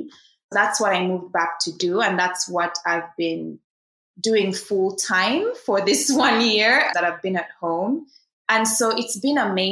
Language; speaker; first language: English; non-native, local second language; Ganda